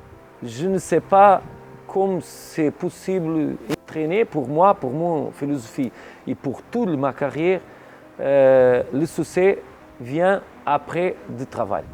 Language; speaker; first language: French; non-native, learner; Portuguese